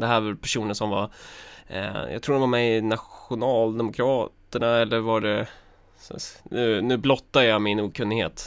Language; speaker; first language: Swedish; native; Swedish